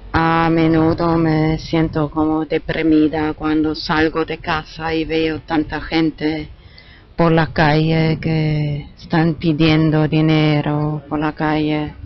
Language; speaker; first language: Spanish; non-native, learner; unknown